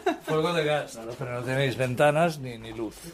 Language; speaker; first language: Spanish; native; Spanish